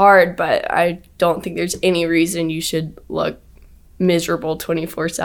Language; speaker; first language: English; native; English